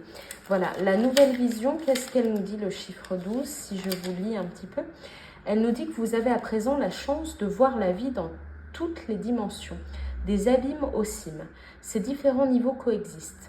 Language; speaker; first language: French; native; French